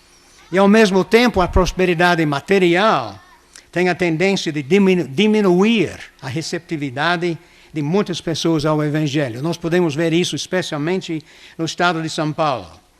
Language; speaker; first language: Portuguese; non-native, fluent; English